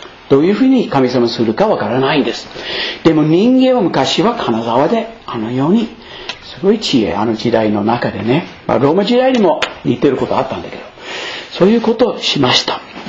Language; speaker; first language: Japanese; non-native, fluent; English